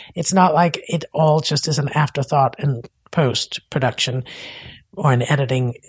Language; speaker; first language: English; non-native, fluent; Danish